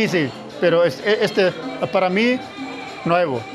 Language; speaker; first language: Spanish; non-native, learner; Urdu